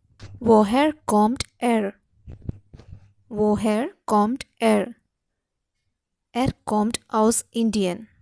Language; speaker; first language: German; non-native, fluent; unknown